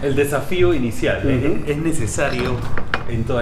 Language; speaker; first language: Spanish; native; Spanish